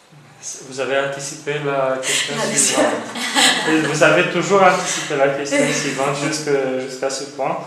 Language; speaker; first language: French; non-native, fluent; Romanian